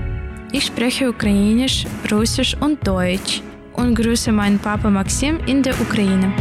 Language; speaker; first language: German; early bilingual, other home language; Ukrainian